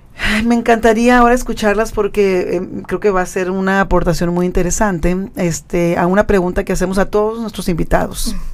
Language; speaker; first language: Spanish; native; Spanish